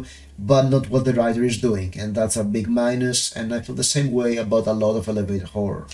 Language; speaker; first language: English; non-native, fluent; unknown